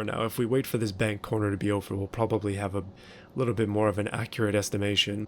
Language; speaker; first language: English; native; English